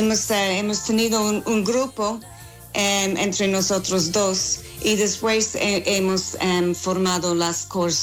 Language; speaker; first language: Spanish; non-native, fluent; English